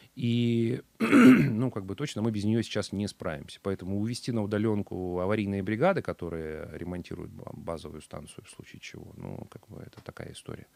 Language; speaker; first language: Russian; native; Russian